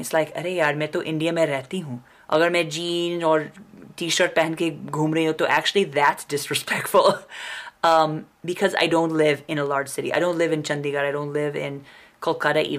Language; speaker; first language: English; native; English